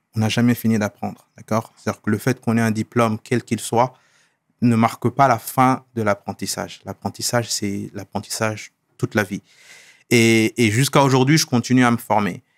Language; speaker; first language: French; non-native, local second language; Wolof